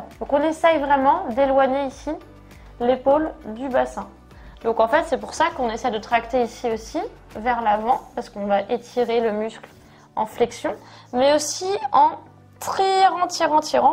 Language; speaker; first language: French; native; French